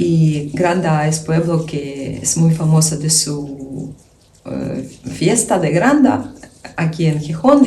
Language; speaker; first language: Spanish; non-native, learner; Ukrainian